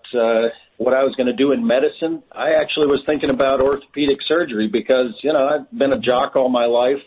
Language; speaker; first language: English; native; English